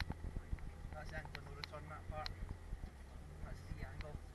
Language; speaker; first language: English; native; English